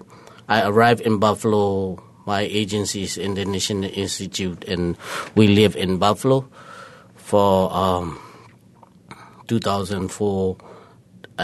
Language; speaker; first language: English; non-native, learner; Burmese